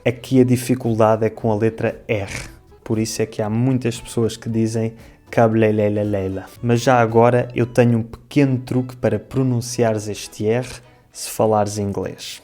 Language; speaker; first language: Portuguese; native; Portuguese